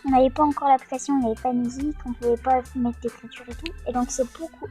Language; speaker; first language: French; native; French